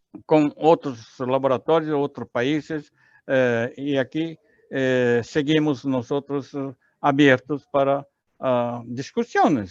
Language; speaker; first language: Spanish; non-native, learner; Portuguese